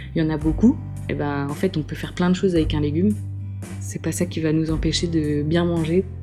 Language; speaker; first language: French; native; French